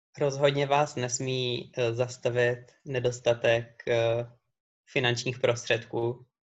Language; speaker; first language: Czech; native; Czech